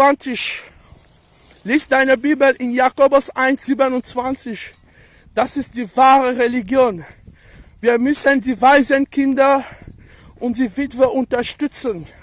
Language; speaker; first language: German; non-native, learner; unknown